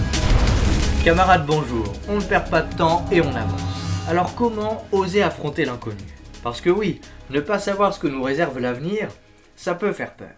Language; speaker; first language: French; native; French